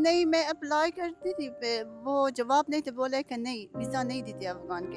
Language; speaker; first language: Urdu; non-native, learner; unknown